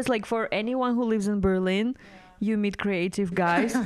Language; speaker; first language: English; non-native, fluent; Russian